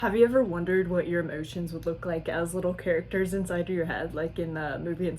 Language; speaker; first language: English; native; English